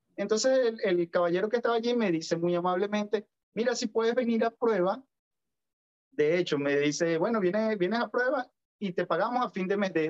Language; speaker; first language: Spanish; native; Spanish